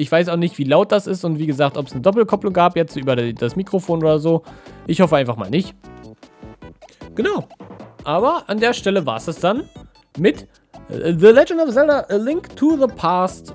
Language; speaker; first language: German; native; German